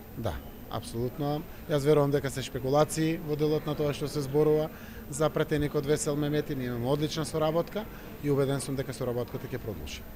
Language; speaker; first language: Macedonian; native; Macedonian